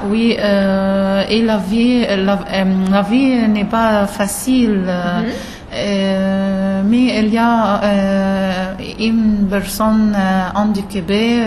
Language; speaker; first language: French; non-native, learner; Arabic